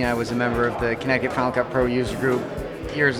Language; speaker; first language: English; native; English